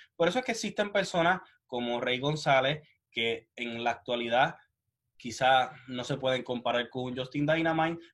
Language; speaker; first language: Spanish; native; Spanish